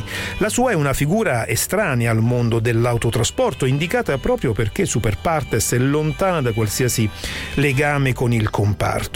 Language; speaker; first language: Italian; native; Italian